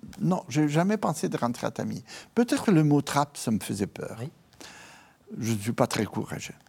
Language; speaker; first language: French; non-native, fluent; Italian